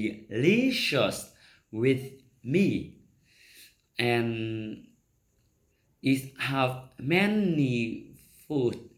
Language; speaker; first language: English; non-native, learner; Vietnamese